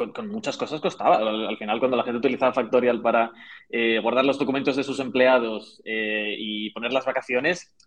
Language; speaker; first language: Spanish; native; Spanish